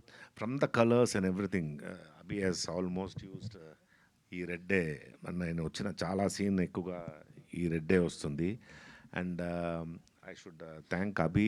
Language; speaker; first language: Telugu; non-native, fluent; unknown